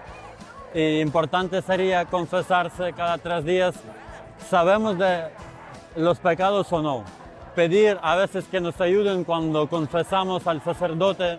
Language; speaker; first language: Spanish; non-native, fluent; Ukrainian